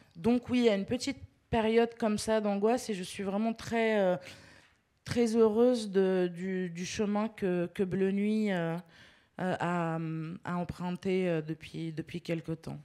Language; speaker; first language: French; early bilingual, other home language; Arabic